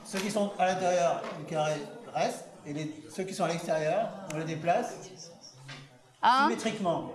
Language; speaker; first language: French; native; French